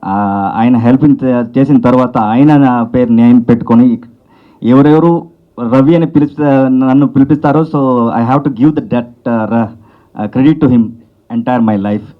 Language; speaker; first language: Telugu; non-native, learner; Kannada